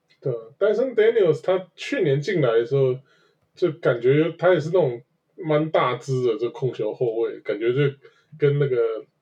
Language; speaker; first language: Chinese; native; Chinese